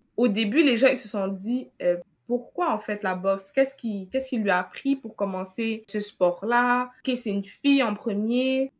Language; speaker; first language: French; early bilingual, other home language; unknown